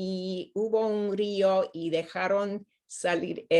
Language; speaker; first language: Spanish; non-native, fluent; English